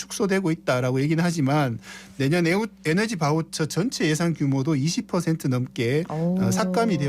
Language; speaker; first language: Korean; native; Korean